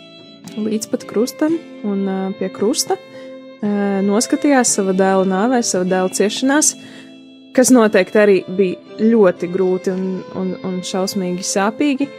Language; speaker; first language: Latvian; native; Latvian